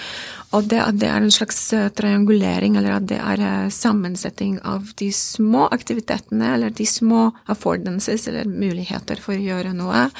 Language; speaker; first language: Norwegian; non-native, fluent; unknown